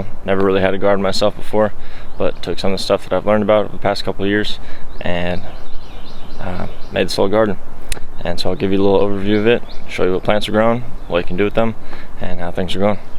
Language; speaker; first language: English; native; English